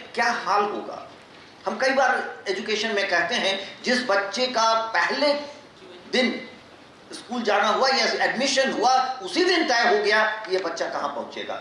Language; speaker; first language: Hindi; non-native, local second language; Magahi